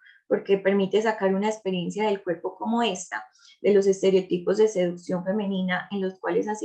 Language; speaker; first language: Spanish; native; Spanish